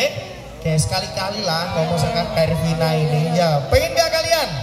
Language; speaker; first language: Indonesian; non-native, local second language; Javanese